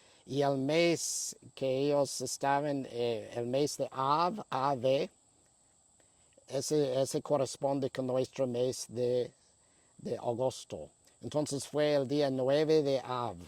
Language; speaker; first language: Spanish; non-native, fluent; English